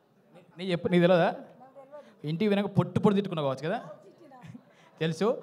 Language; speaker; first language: Telugu; native; Telugu